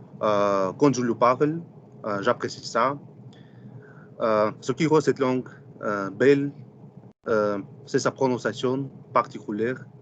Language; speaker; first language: French; non-native, learner; Russian